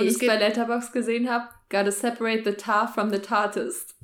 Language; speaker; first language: German; native; German